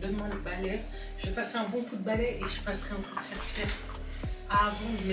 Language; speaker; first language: French; native; French